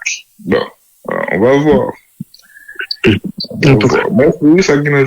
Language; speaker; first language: French; non-native, local second language; Haitian Creole